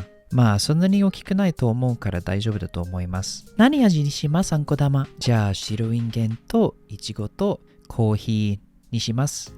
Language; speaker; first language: Japanese; non-native, fluent; English